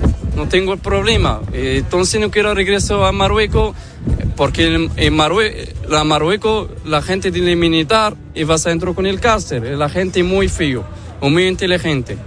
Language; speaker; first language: Spanish; non-native, learner; Arabic